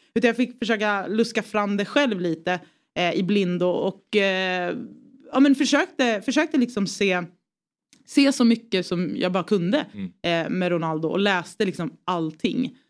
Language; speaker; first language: Swedish; early bilingual, other home language; Persian